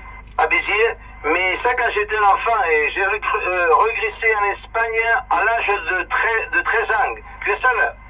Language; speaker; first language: French; early bilingual, other home language; Spanish